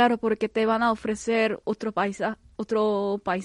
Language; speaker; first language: Spanish; non-native, fluent; Korean